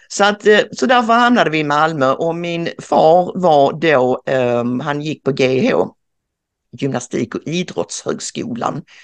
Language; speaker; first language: Swedish; native; Swedish